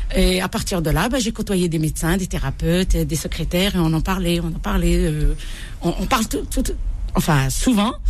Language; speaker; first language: French; non-native, local second language; Arabic